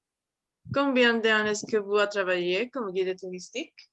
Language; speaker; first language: French; non-native, learner; Spanish